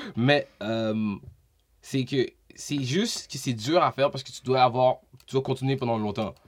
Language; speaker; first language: French; native; French